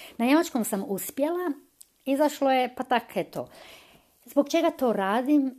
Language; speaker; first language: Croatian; early bilingual, heritage; Croatian